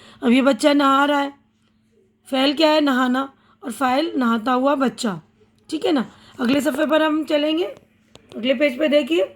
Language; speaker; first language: Urdu; native; Urdu